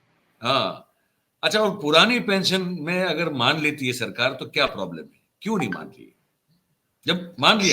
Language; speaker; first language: Hindi; non-native, local second language; Gujarati